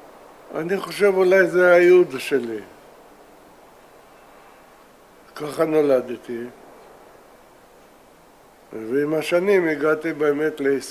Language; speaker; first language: Hebrew; non-native, fluent; Russian